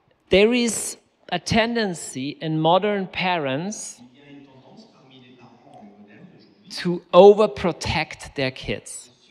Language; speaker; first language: English; non-native, fluent; German